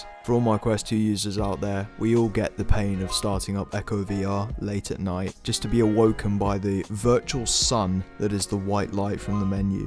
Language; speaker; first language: English; native; English